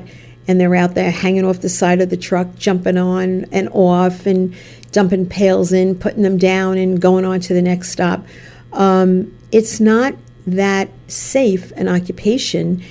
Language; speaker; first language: English; native; English